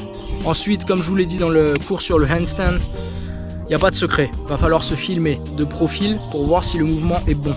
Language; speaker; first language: French; native; French